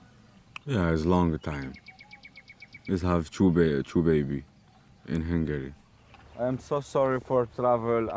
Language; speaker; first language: English; non-native, learner; Arabic